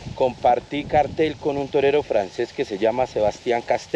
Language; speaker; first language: Spanish; native; Spanish